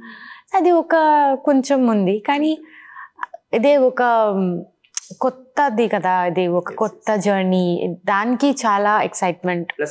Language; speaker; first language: Telugu; non-native, learner; Bangla